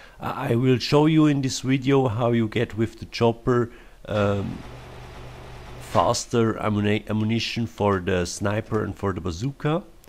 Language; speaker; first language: English; non-native, learner; German